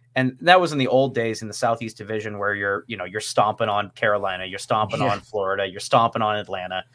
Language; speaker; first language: English; native; English